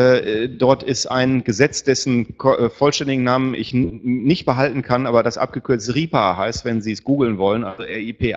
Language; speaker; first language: German; native; German